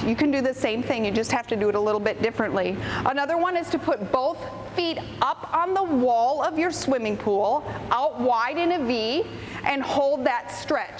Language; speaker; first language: English; native; English